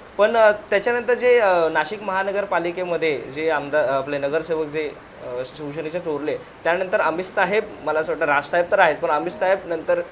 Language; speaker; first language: Marathi; native; Marathi